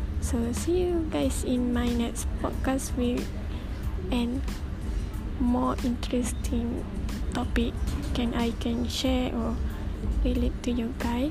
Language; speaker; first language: English; non-native, local second language; Malay